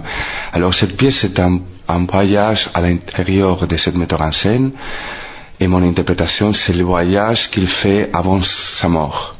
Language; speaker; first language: French; non-native, fluent; Spanish